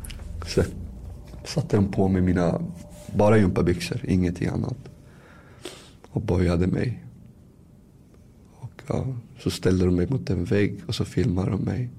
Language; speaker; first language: Swedish; early bilingual, other home language; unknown